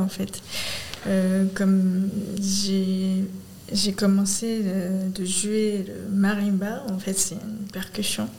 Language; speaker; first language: French; non-native, fluent; Japanese